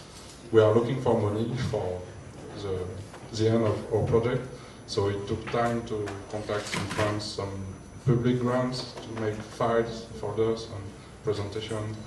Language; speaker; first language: English; non-native, learner; French